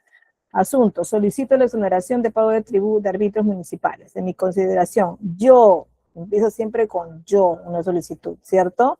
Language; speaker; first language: Spanish; native; Spanish